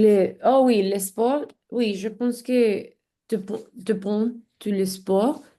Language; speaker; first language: French; non-native, learner; English